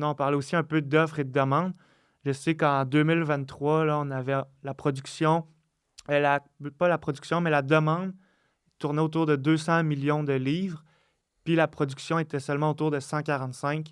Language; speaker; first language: French; native; French